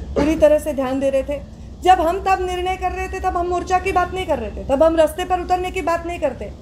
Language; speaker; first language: Hindi; non-native, local second language; Marathi